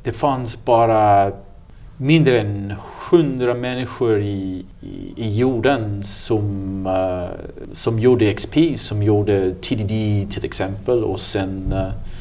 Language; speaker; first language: Swedish; non-native, learner; English